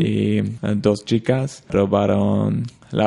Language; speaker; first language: Spanish; non-native, learner; German